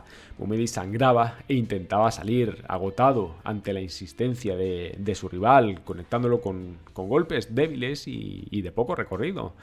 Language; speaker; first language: Spanish; native; Spanish